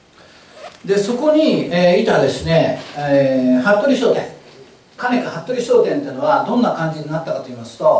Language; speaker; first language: Japanese; native; Japanese